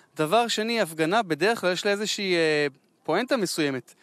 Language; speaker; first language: Hebrew; native; Hebrew